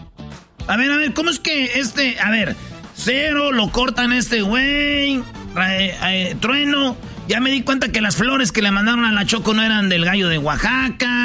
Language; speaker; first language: Spanish; native; Spanish